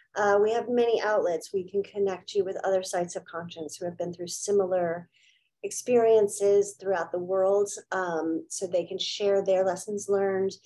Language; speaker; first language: English; native; English